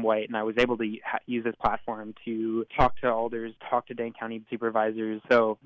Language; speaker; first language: English; native; English